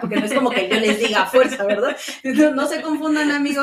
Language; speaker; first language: Spanish; native; Spanish